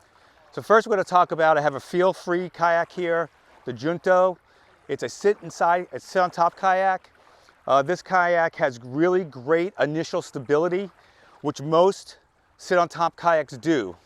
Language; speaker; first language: English; native; English